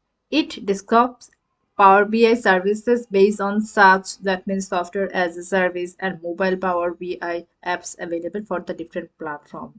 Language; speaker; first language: English; non-native, fluent; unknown